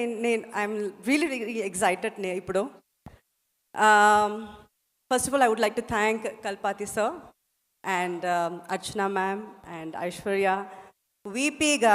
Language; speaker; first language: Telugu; non-native, learner; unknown